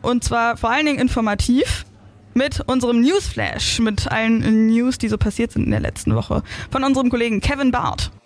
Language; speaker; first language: German; native; German